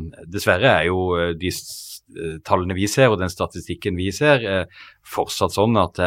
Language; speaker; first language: Norwegian; native; Norwegian